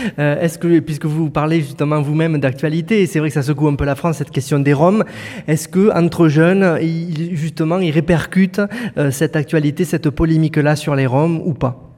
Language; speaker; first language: French; native; French